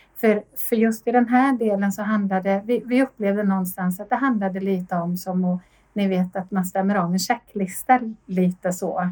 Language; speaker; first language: Swedish; native; Swedish